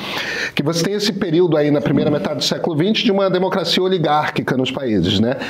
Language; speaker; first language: Portuguese; native; Portuguese